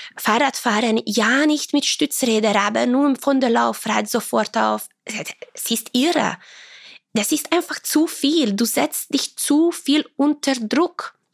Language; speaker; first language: German; non-native, fluent; Croatian